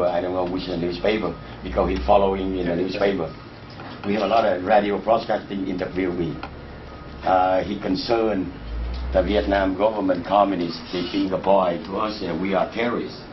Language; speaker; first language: English; non-native, learner; Vietnamese